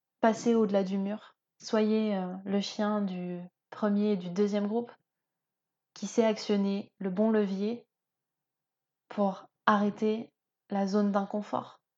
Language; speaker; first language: French; native; French